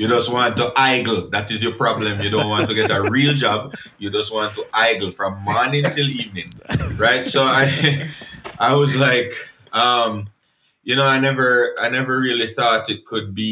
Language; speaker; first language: English; non-native, local second language; Jamaican Creole English